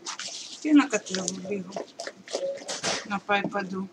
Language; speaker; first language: Greek; non-native, learner; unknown